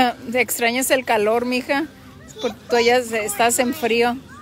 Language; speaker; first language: Spanish; early bilingual, heritage; Spanish